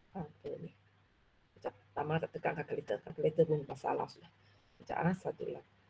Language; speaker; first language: Malay; non-native, local second language; Chinese